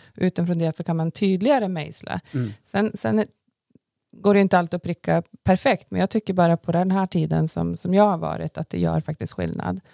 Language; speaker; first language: Swedish; native; Swedish